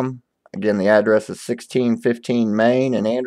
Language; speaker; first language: English; native; English